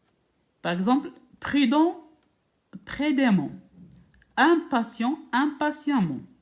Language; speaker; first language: French; non-native, local second language; Arabic